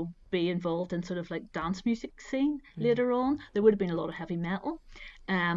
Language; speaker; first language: English; native; English